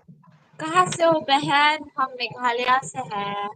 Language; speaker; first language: Hindi; non-native, local second language; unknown